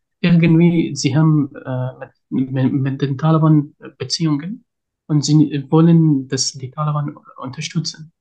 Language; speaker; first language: German; non-native, learner; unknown